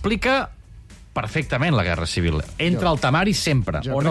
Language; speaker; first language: Catalan; native; Catalan